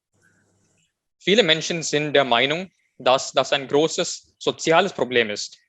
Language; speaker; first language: German; non-native, learner; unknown